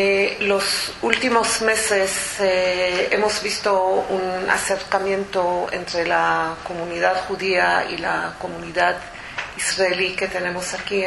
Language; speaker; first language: Spanish; non-native, fluent; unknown